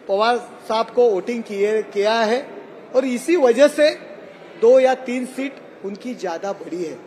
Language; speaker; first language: Hindi; non-native, local second language; Marathi